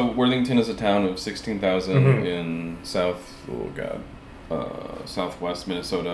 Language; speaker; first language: English; early bilingual, other home language; Spanish